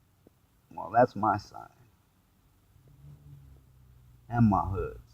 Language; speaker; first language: English; native; English